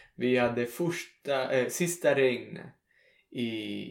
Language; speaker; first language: Swedish; non-native, learner; Italian